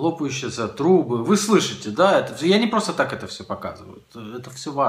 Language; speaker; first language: Russian; native; Russian